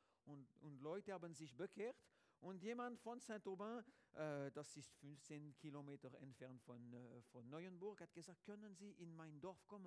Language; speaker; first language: German; non-native, learner; French